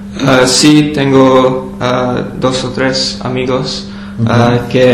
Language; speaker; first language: Spanish; non-native, learner; English